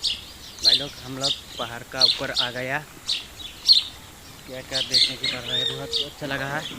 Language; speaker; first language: Hindi; non-native, local second language; Assamese